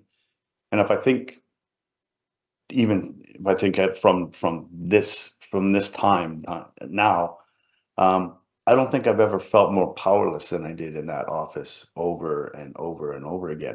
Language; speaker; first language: English; native; English